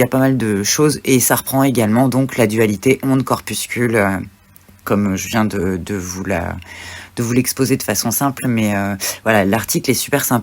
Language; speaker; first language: French; native; French